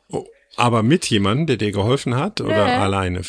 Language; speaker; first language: German; native; German